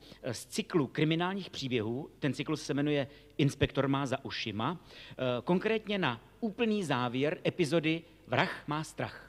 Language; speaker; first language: Czech; native; Czech